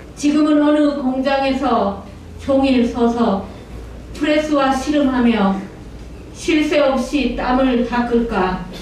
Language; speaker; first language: Korean; native; Korean